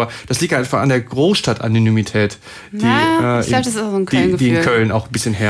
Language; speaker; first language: German; native; German